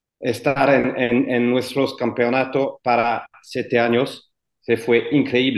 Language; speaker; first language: Spanish; non-native, fluent; French